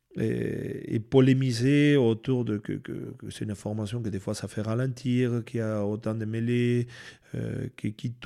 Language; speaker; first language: French; non-native, fluent; Spanish